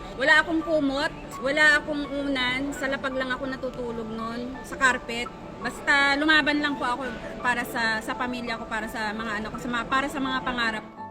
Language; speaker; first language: Filipino; native; Filipino